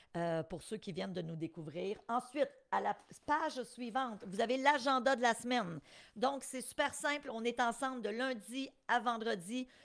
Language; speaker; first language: French; native; French